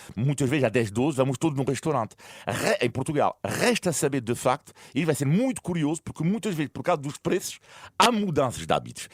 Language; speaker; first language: Portuguese; non-native, fluent; French